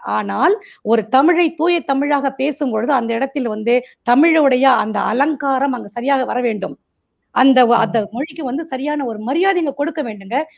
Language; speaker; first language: Tamil; non-native, local second language; Marathi